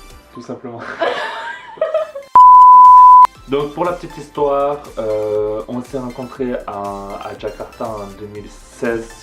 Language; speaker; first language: French; native; French